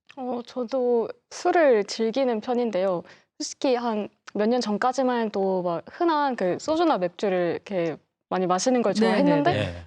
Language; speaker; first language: Korean; native; Korean